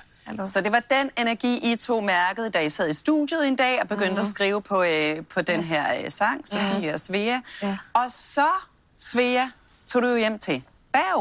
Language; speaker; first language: Danish; native; Danish